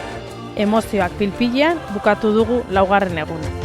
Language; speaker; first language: Basque; native; Basque